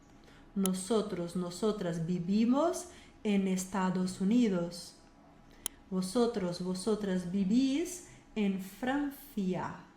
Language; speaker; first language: Spanish; non-native, fluent; Portuguese